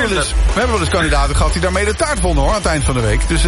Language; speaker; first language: Dutch; native; Dutch